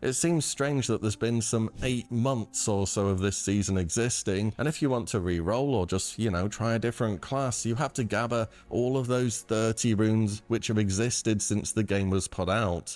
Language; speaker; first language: English; native; English